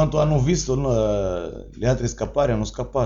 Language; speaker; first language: Italian; non-native, learner; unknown